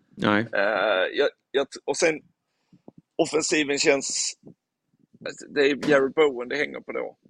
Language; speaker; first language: Swedish; native; Swedish